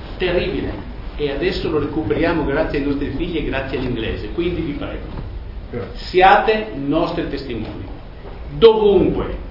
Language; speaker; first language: Italian; non-native, local second language; Friulian